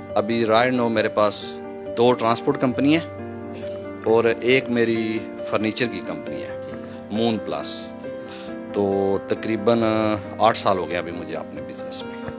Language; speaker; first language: Urdu; non-native, local second language; Punjabi